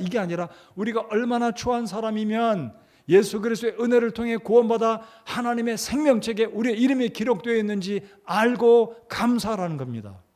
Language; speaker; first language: Korean; native; Korean